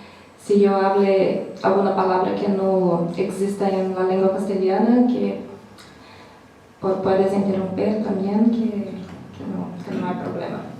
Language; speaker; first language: Spanish; non-native, learner; Portuguese